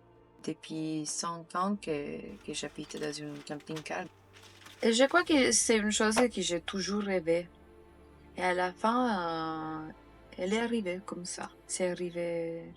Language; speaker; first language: French; non-native, fluent; Italian